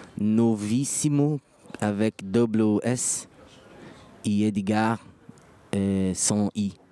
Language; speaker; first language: French; non-native, learner; Portuguese